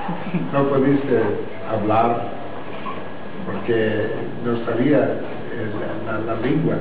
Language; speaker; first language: Spanish; non-native, learner; English